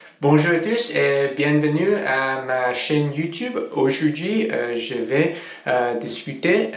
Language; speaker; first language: French; non-native, learner; English